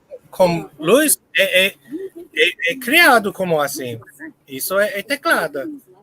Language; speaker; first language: Portuguese; non-native, learner; English